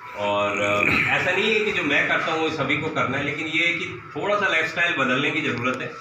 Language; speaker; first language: Hindi; native; Hindi